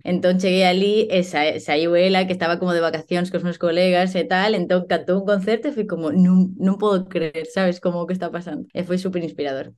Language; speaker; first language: Galician; non-native, local second language; Spanish